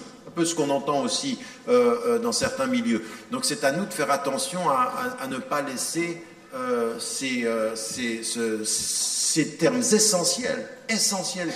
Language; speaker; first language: French; native; French